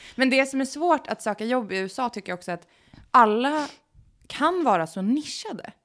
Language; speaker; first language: Swedish; native; Swedish